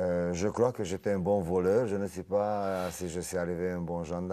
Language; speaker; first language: French; non-native, fluent; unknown